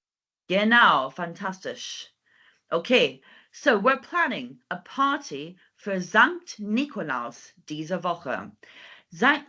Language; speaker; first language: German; non-native, fluent; English